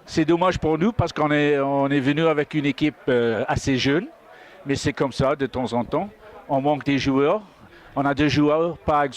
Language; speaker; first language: French; non-native, fluent; English